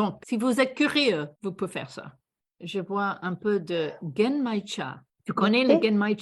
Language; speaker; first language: French; non-native, fluent; English